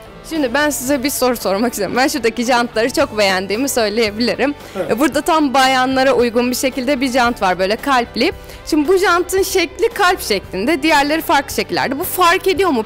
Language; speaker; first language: Turkish; native; Turkish